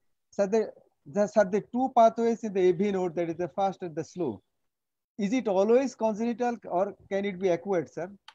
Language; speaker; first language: English; non-native, local second language; Bangla